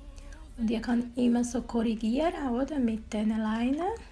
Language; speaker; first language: German; non-native, learner; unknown